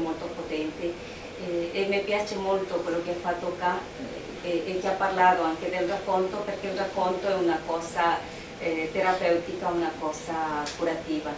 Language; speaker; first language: Italian; non-native, fluent; Spanish